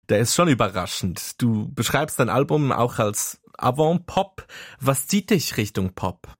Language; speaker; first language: German; native; German